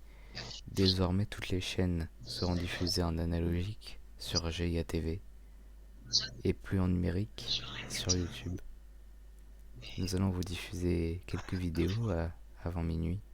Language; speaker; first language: French; native; French